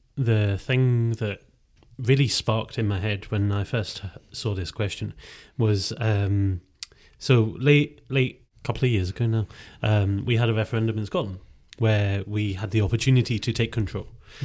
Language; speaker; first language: English; native; English